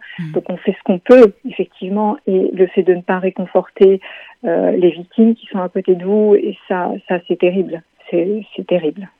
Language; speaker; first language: French; native; French